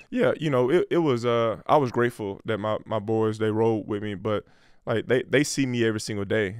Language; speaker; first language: English; native; English